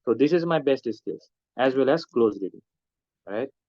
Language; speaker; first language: English; non-native, local second language; Nepali